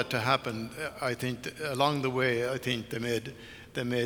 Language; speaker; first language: English; native; English